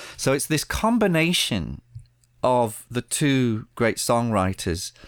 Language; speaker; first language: English; early bilingual, other home language; Spanish